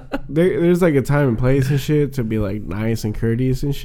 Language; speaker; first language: English; early bilingual, other home language; Spanish